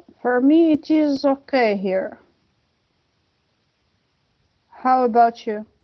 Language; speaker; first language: English; non-native, fluent; Arabic